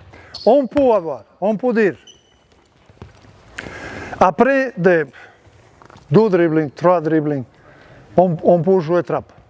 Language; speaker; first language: French; non-native, learner; Serbian